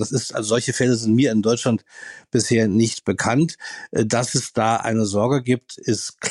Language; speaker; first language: German; native; German